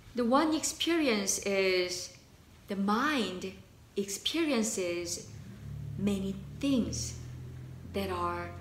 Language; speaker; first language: English; non-native, fluent; Korean